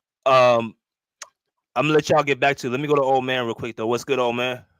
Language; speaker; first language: English; native; English